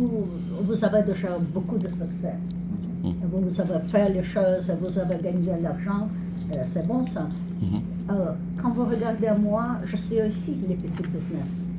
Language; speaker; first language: French; non-native, learner; English